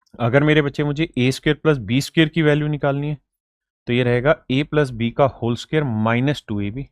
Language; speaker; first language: Hindi; native; Hindi